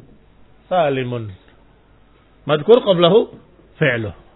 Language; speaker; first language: Arabic; non-native, fluent; Indonesian